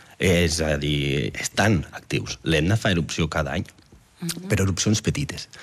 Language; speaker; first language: Catalan; native; Catalan